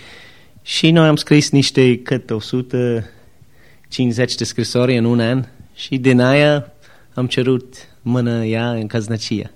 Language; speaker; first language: Romanian; non-native, learner; English